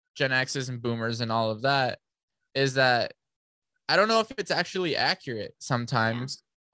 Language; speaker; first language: English; early bilingual, other home language; Spanish